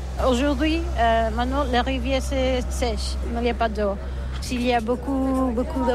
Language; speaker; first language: French; non-native, learner; Catalan